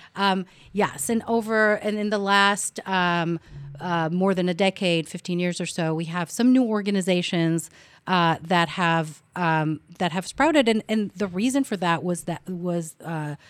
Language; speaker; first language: English; non-native, fluent; Hebrew